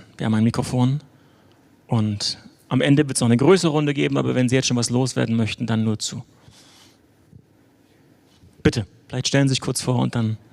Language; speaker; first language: German; native; German